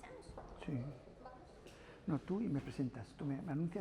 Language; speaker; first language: Spanish; native; Spanish